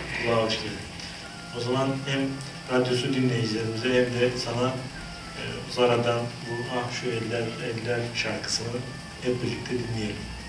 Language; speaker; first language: Turkish; native; Turkish